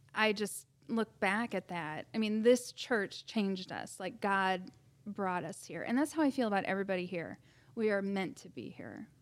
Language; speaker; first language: English; native; English